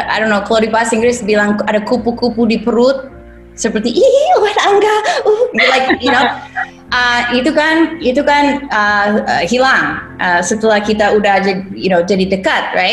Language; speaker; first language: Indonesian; non-native, fluent; English